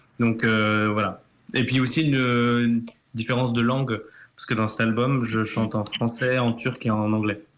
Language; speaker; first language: French; early bilingual, other home language; Turkish